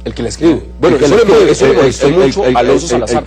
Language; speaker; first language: Spanish; native; Spanish